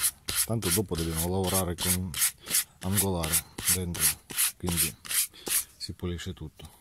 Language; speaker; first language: Italian; non-native, fluent; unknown